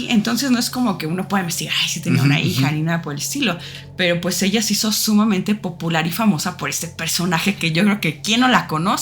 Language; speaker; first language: Spanish; native; Spanish